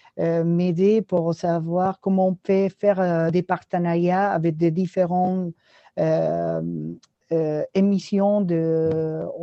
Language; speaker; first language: French; non-native, learner; Spanish